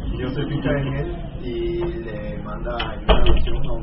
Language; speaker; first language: Spanish; native; Spanish